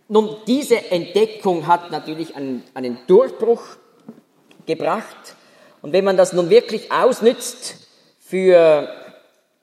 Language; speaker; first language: German; native; German